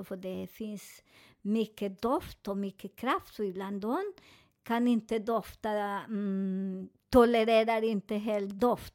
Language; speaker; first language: Swedish; non-native, learner; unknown